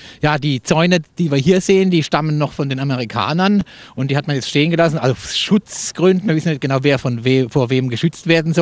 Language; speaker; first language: German; native; German